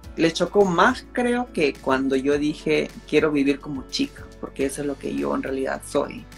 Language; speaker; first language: Spanish; native; Spanish